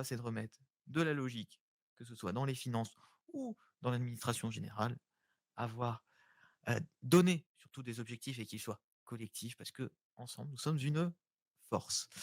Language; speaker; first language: French; native; French